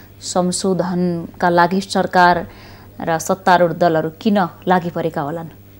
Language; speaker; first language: Nepali; native; Nepali